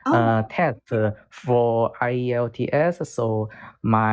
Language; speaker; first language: English; non-native, learner; Korean